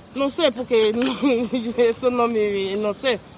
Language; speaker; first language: Spanish; non-native, learner; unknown